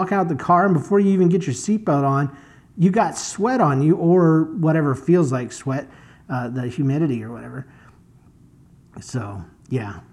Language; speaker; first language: English; native; English